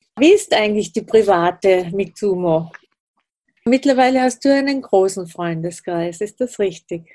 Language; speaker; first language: German; native; German